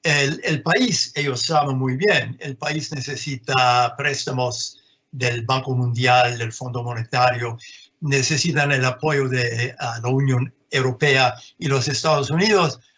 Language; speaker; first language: Spanish; non-native, fluent; English